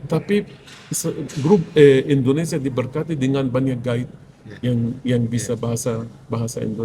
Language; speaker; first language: Indonesian; non-native, fluent; Arabic